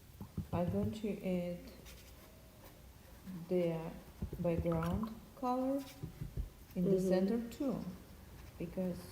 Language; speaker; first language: English; non-native, learner; Russian